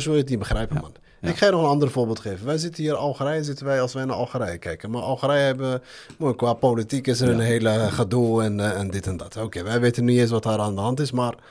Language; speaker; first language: Dutch; early bilingual, other home language; Arabic